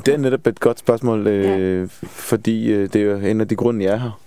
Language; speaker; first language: Danish; non-native, fluent; Hebrew